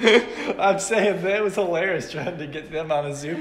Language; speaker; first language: English; native; English